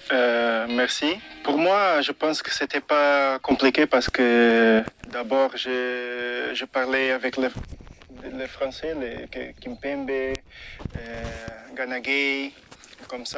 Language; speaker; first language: French; non-native, fluent; Portuguese